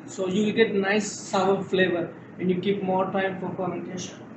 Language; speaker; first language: English; non-native, local second language; Sinhala